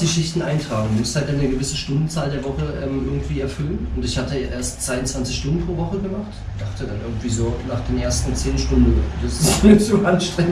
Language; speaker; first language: German; native; German